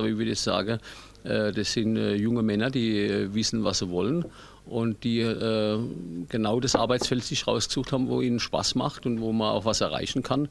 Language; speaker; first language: German; native; German